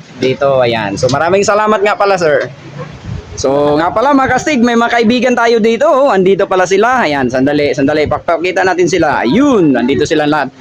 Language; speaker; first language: Filipino; non-native, local second language; Cebuano